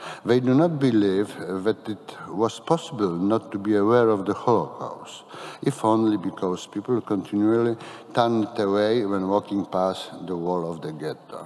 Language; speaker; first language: English; non-native, fluent; Polish